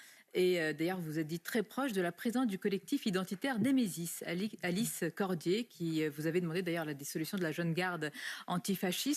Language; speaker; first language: French; native; French